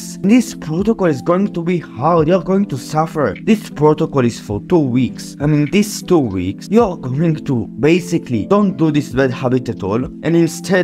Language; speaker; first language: English; non-native, fluent; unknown